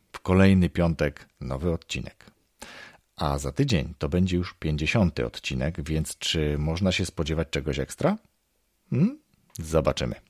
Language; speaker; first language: Polish; native; Polish